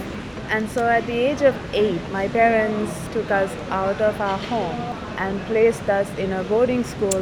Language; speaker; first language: English; non-native, local second language; Sinhala